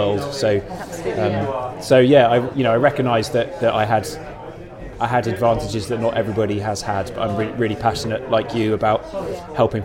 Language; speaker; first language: English; native; English